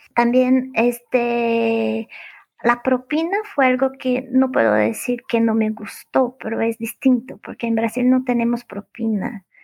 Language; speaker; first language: Spanish; non-native, fluent; Portuguese